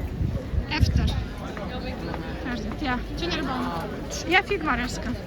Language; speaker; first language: Swedish; non-native, learner; Russian